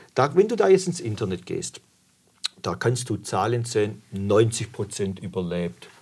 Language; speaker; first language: German; native; German